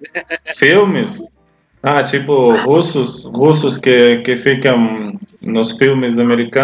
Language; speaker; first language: Portuguese; non-native, fluent; Russian